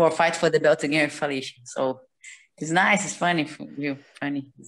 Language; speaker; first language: English; non-native, learner; Portuguese